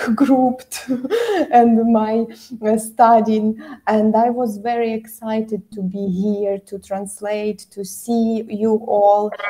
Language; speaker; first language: English; non-native, fluent; Ukrainian